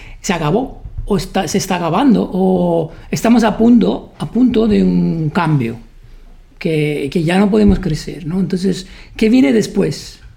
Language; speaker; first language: Spanish; non-native, fluent; Italian